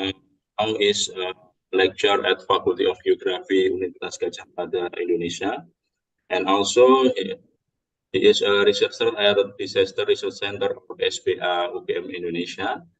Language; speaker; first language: English; non-native, learner; Indonesian